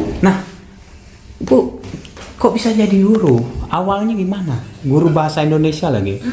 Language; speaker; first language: Indonesian; native; Indonesian